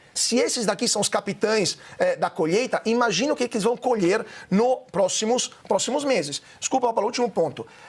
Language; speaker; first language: Portuguese; non-native, fluent; Italian